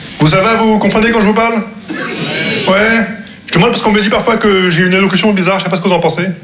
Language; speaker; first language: French; non-native, local second language; Arabic